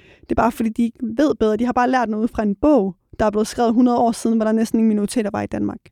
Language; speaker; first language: Danish; early bilingual, other home language; Persian